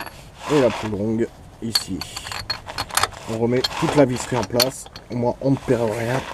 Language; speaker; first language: French; native; French